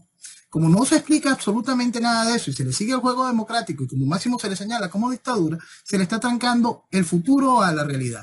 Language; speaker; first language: Spanish; native; Spanish